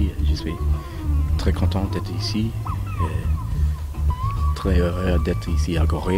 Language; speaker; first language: French; non-native, learner; English